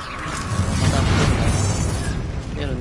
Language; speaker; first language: Japanese; native; Japanese